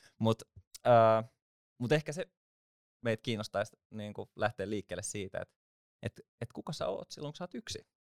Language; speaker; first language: Finnish; native; Finnish